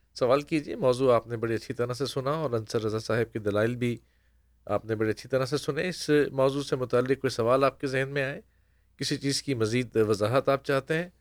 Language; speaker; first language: Urdu; native; Urdu